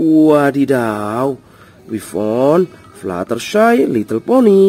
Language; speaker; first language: English; non-native, learner; Indonesian